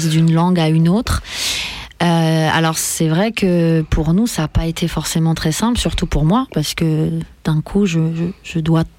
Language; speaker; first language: French; early bilingual, other home language; Persian